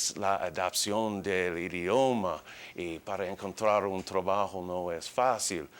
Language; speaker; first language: Spanish; early bilingual, heritage; English